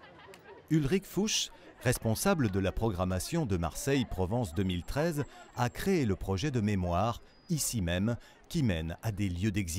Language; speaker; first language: French; native; French